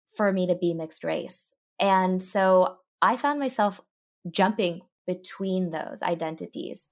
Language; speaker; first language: English; early bilingual, other home language; Japanese